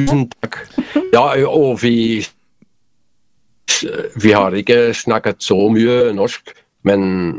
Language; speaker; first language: Norwegian; non-native, learner; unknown